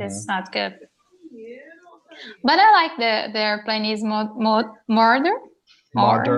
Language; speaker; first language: English; non-native, learner; Portuguese